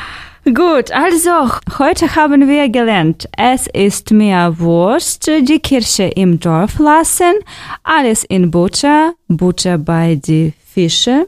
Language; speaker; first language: German; non-native, fluent; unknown